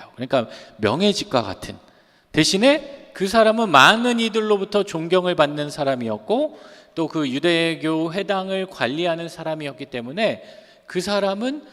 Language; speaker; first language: Korean; native; Korean